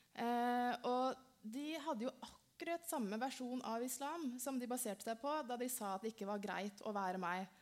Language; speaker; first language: Norwegian; early bilingual, other home language; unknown